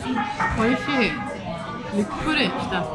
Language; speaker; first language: Japanese; non-native, learner; Ukrainian